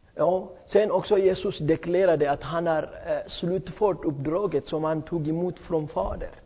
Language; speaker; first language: Swedish; non-native, fluent; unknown